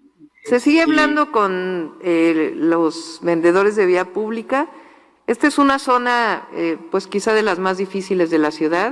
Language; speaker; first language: Spanish; native; Spanish